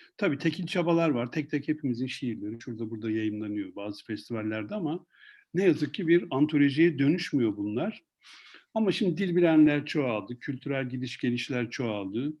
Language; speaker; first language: Turkish; native; Turkish